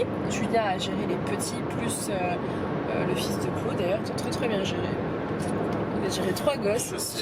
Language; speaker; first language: French; native; French